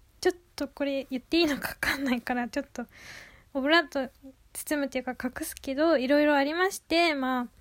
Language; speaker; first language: Japanese; native; Japanese